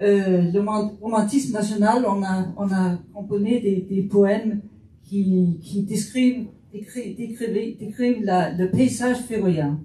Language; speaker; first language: French; non-native, fluent; Faroese